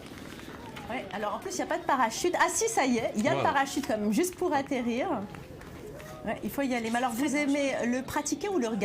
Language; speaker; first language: French; native; French